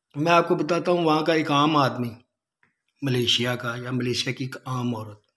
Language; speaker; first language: Urdu; native; Urdu